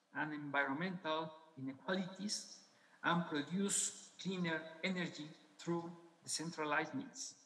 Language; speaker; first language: English; non-native, fluent; Spanish